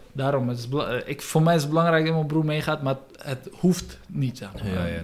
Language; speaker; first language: Dutch; early bilingual, other home language; Russian